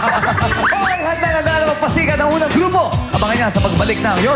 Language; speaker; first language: Filipino; native; Filipino